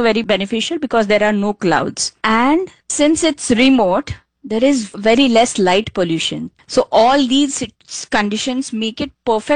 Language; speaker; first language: English; non-native, local second language; Marathi